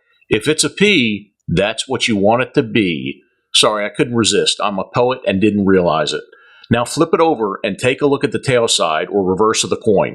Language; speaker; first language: English; native; English